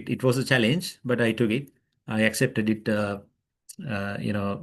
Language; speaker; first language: English; non-native, local second language; Sinhala